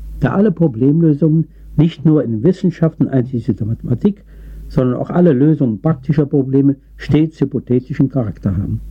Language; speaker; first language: German; native; German